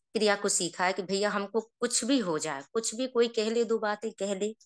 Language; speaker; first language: Hindi; native; Hindi